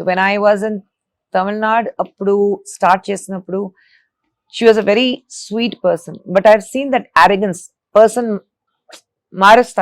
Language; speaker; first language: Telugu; non-native, fluent; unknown